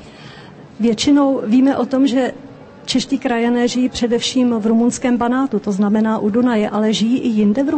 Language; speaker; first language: Czech; native; Czech